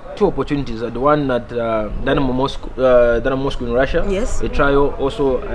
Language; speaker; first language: English; non-native, local second language; Bemba